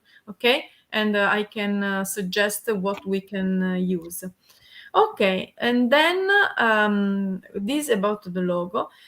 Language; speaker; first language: English; non-native, learner; Italian